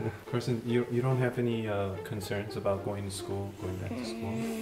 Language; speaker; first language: English; early bilingual, other home language; Korean